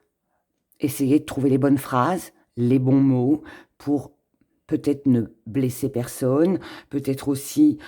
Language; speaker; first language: French; native; French